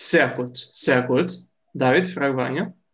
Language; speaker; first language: German; non-native, fluent; Serbian